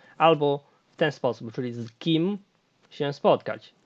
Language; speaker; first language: Polish; non-native, fluent; Chinese